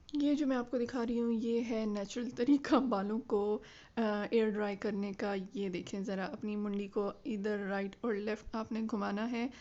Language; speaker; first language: Urdu; native; Urdu